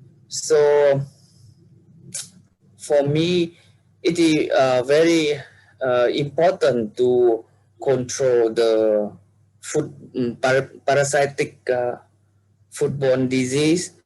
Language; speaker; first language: English; non-native, learner; Vietnamese